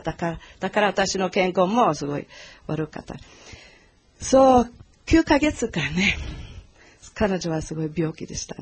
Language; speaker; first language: Japanese; non-native, learner; Portuguese